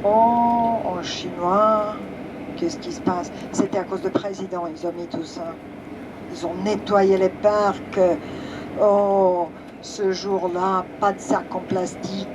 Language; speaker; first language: French; non-native, fluent; Serbian